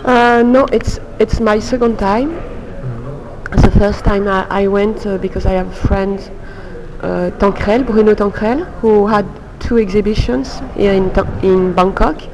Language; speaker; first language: English; non-native, learner; French